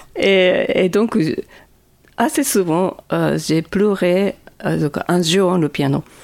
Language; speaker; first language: French; non-native, fluent; Japanese